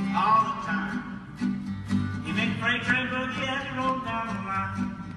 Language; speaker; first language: English; native; English